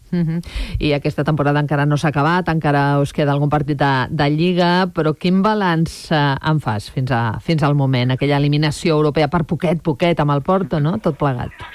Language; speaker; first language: Catalan; native; Catalan